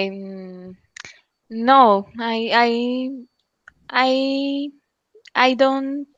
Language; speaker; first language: English; non-native, learner; Spanish